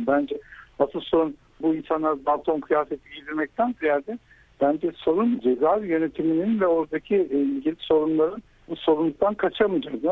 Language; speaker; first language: Turkish; native; Turkish